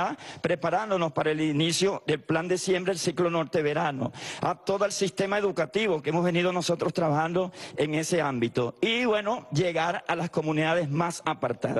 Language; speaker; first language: Spanish; native; Spanish